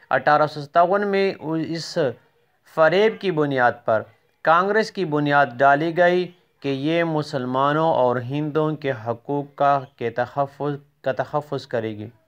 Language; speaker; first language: Urdu; non-native, local second language; Pashto